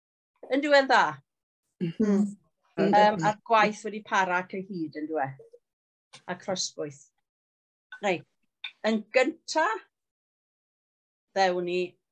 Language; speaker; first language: Welsh; native; Welsh